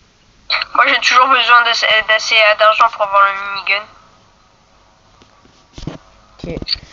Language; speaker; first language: French; native; French